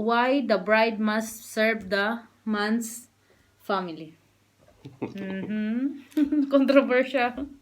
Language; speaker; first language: English; non-native, learner; Filipino